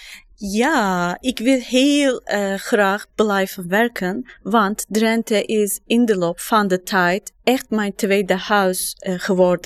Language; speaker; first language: Dutch; non-native, learner; Turkish